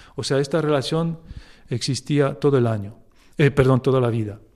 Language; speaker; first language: Spanish; non-native, fluent; Polish